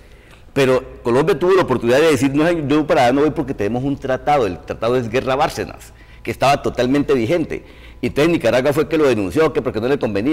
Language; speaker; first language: Spanish; native; Spanish